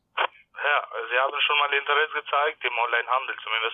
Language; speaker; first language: German; non-native, learner; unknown